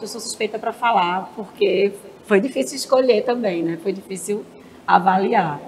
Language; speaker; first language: Portuguese; native; Portuguese